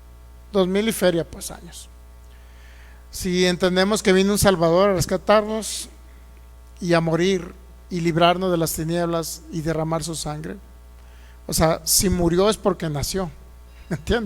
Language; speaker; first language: Spanish; native; Spanish